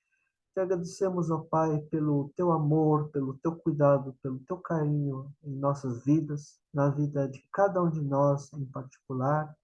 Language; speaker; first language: Portuguese; native; Portuguese